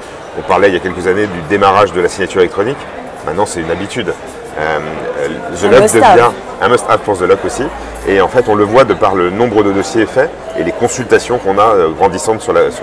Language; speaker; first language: French; native; French